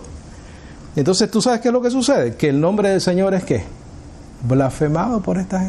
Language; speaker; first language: Spanish; native; Spanish